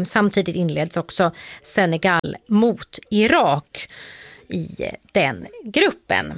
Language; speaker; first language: Swedish; native; Swedish